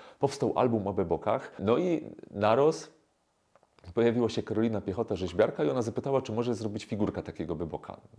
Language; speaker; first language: Polish; native; Polish